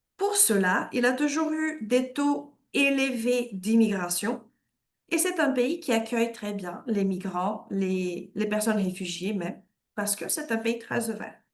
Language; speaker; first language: French; non-native, fluent; Portuguese